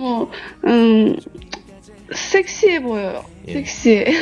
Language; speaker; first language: Korean; non-native, learner; Chinese